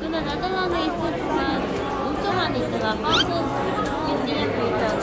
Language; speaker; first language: Korean; non-native, learner; Dutch